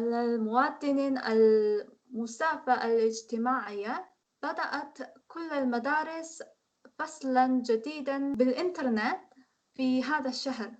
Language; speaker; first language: Arabic; non-native, learner; Korean